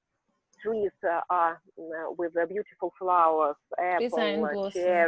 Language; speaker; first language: English; non-native, learner; Russian